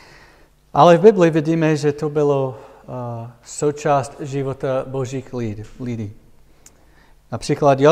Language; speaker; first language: Czech; non-native, fluent; English